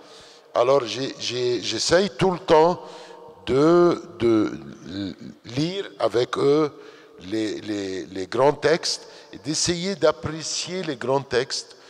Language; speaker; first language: French; non-native, fluent; Arabic